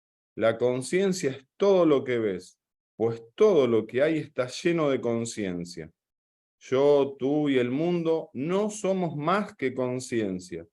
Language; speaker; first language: Spanish; native; Spanish